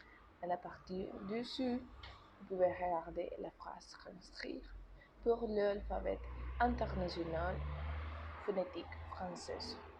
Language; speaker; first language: French; non-native, learner; Spanish